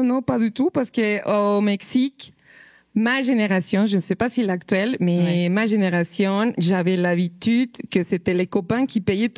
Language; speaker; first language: French; non-native, fluent; Spanish